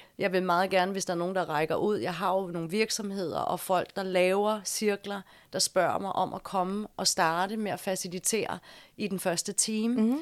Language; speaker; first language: Danish; early bilingual, other home language; English